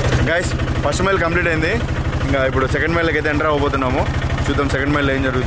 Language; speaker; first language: Telugu; native; Telugu